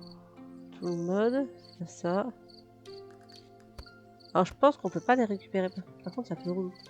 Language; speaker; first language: French; native; French